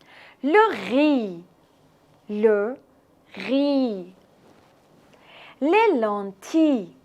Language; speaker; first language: French; non-native, fluent; Persian